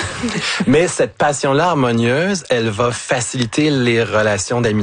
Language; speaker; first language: French; native; French